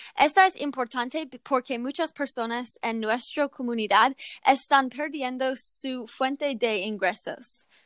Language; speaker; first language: Spanish; non-native, learner; English